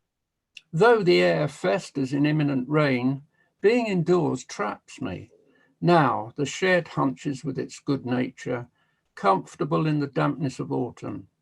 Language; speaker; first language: English; native; English